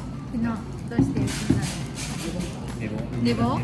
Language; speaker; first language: Japanese; non-native, learner; Mongolian